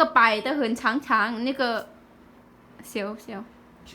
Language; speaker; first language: Chinese; non-native, learner; Lao